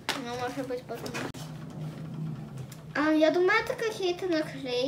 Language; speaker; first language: Russian; early bilingual, heritage; Russian